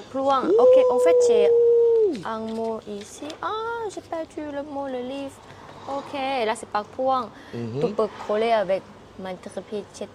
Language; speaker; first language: French; non-native, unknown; Thai